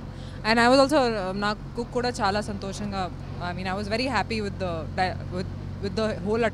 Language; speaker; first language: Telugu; non-native, fluent; Hindi